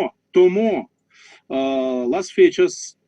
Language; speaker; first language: Spanish; non-native, learner; Russian